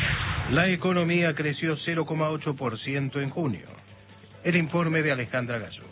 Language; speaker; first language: Spanish; native; Spanish